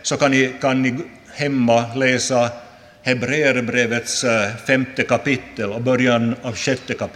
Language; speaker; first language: Swedish; non-native, local second language; Finnish